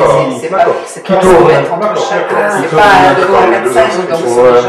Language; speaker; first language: French; native; French